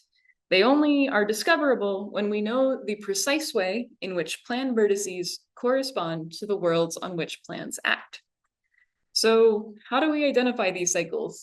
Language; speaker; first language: English; native; English